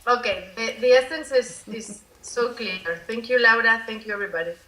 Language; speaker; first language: English; non-native, learner; Spanish